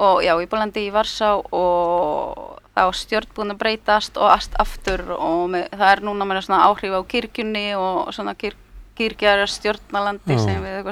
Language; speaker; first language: Icelandic; early bilingual, heritage; Polish